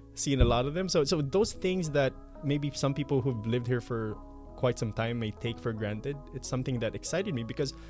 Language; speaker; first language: English; non-native, local second language; Filipino